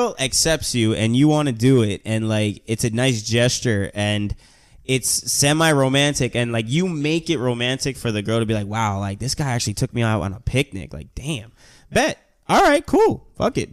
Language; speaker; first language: English; early bilingual, other home language; Spanish